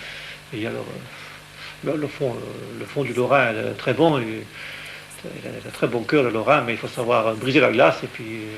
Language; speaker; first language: French; native; French